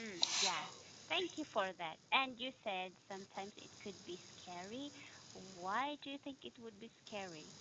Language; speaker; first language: English; non-native, fluent; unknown